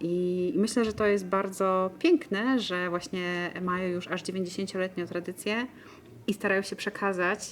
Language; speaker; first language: Polish; native; Polish